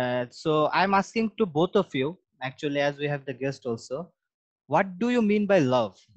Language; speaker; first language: English; non-native, local second language; Bangla